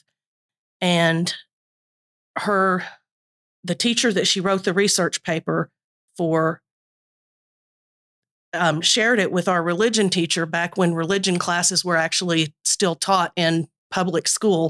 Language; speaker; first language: English; native; English